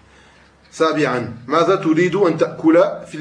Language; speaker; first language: Arabic; non-native, fluent; French